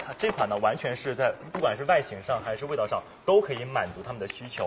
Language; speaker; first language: Chinese; native; Chinese